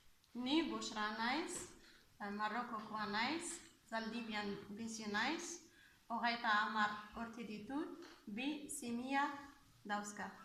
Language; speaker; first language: Basque; non-native, learner; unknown